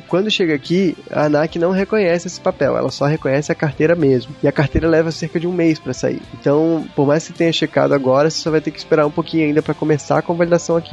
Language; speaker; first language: Portuguese; native; Portuguese